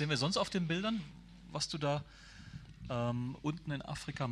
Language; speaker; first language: German; native; German